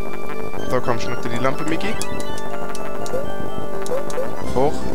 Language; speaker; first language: German; native; German